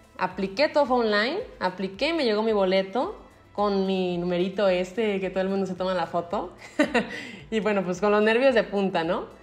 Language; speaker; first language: Spanish; native; Spanish